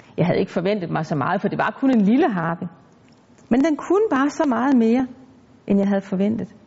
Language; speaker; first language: Danish; native; Danish